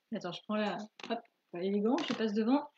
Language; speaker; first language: French; native; French